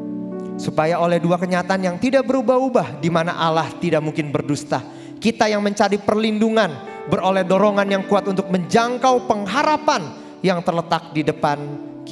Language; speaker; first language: Indonesian; native; Indonesian